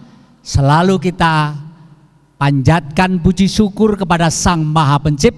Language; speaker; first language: Indonesian; native; Indonesian